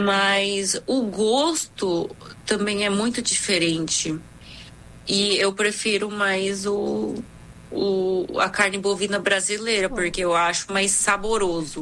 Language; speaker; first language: Portuguese; non-native, fluent; Korean